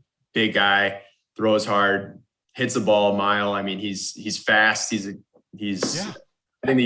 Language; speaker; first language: English; native; English